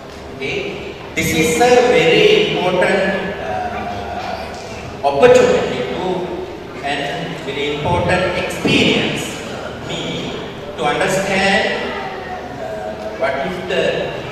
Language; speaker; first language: English; non-native, learner; Sinhala